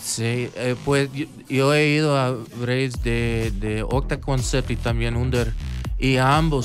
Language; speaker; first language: Spanish; non-native, local second language; English